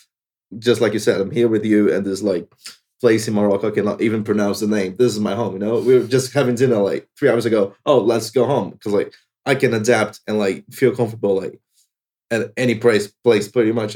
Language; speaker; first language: English; non-native, fluent; Portuguese